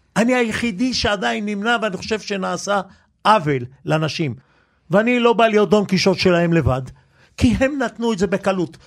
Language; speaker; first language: Hebrew; early bilingual, other home language; Yiddish